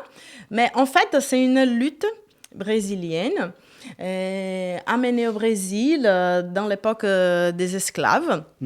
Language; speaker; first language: French; non-native, fluent; Portuguese